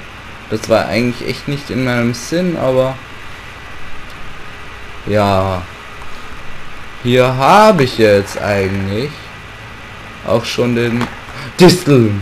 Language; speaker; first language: German; native; German